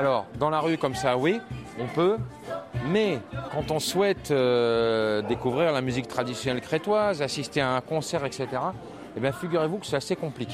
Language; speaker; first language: French; native; French